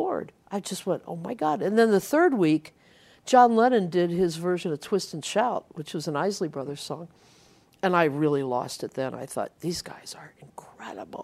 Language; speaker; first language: English; native; English